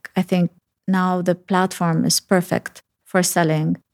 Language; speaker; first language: English; early bilingual, other home language; Arabic